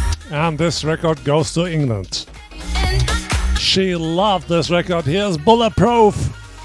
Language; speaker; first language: English; non-native, learner; German